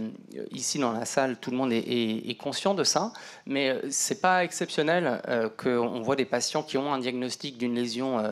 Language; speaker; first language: French; native; French